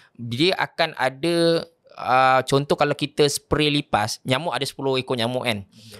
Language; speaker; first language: Malay; native; Malay